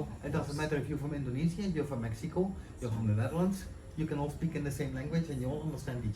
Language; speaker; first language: English; non-native, fluent; Dutch